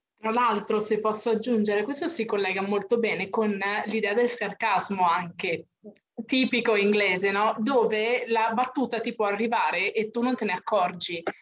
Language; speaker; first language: Italian; native; Italian